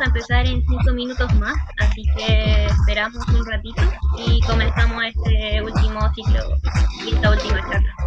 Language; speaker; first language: Spanish; native; Spanish